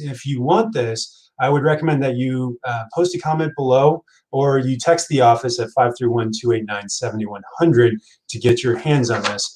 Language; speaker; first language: English; native; English